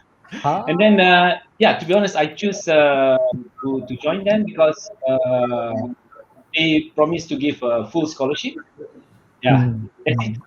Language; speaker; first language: English; non-native, learner; Malay